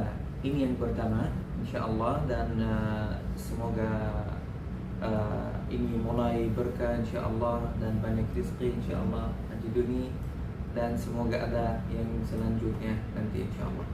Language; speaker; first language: Indonesian; non-native, learner; Arabic